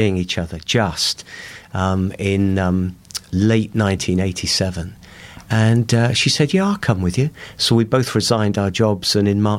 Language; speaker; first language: English; native; English